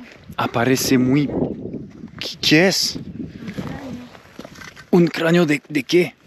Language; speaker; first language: Spanish; non-native, learner; French